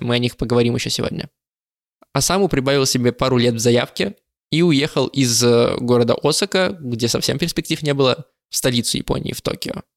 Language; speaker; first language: Russian; native; Russian